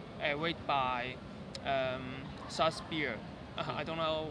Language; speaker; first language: English; non-native, learner; Cantonese